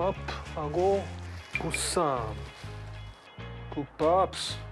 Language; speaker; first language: Korean; non-native, learner; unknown